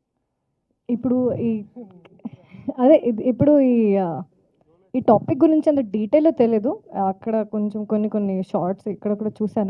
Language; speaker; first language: Telugu; non-native, fluent; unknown